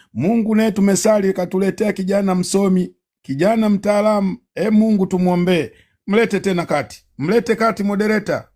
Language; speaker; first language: Swahili; native; Swahili